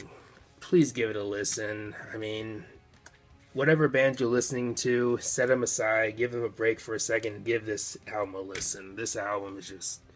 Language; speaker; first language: English; native; English